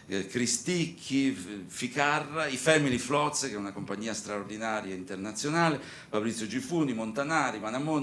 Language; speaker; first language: Italian; native; Italian